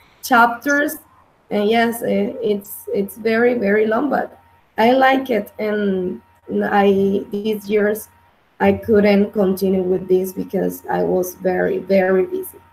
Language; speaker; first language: English; non-native, learner; Spanish